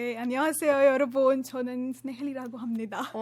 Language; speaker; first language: Korean; non-native, fluent; Marathi